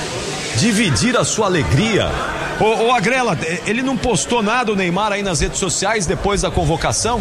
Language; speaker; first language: Portuguese; native; Portuguese